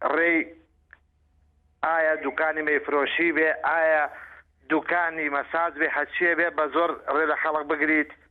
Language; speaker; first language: Central Kurdish; native; Central Kurdish